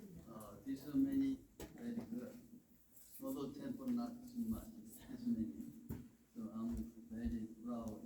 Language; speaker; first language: English; non-native, learner; Korean